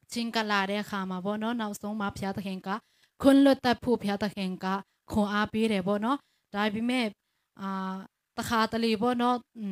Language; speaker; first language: Burmese; non-native, local second language; Tedim Chin